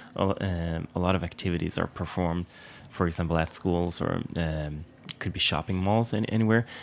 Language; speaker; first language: English; non-native, fluent; Swedish